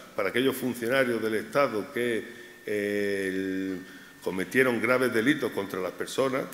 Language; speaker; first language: Spanish; native; Spanish